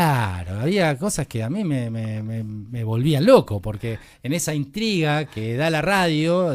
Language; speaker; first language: Spanish; native; Spanish